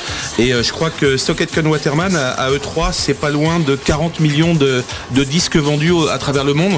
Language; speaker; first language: French; native; French